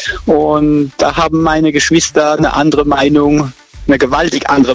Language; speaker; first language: German; native; German